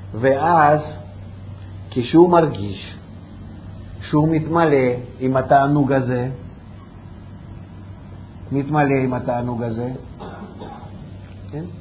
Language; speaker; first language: Hebrew; non-native, fluent; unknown